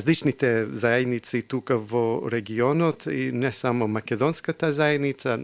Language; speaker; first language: Macedonian; non-native, fluent; English